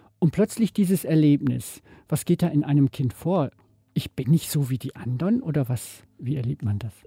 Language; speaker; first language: German; native; German